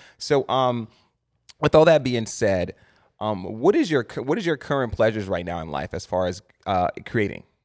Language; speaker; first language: English; native; English